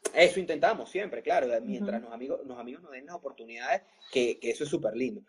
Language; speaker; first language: Spanish; native; Spanish